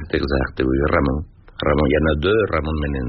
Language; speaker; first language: French; non-native, fluent; Spanish